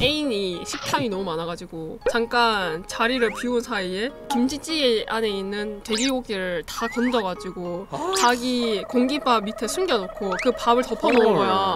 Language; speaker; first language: Korean; native; Korean